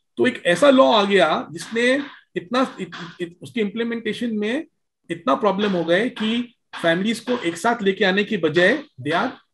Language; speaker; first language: Hindi; native; Hindi